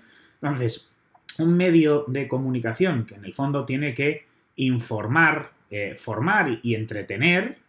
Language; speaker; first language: Spanish; native; Spanish